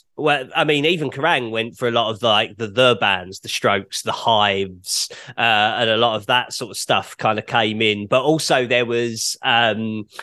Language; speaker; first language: English; native; English